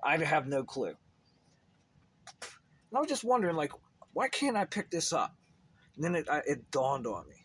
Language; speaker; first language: English; native; English